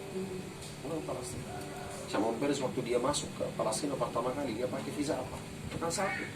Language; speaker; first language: Indonesian; non-native, fluent; Arabic